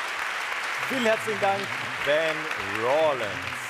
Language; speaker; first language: German; native; German